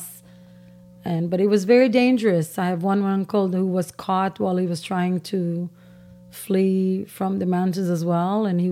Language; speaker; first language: English; non-native, fluent; Persian